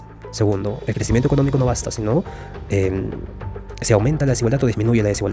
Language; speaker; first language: Spanish; native; Spanish